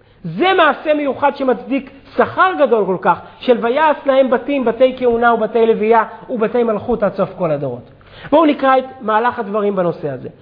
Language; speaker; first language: Hebrew; native; Hebrew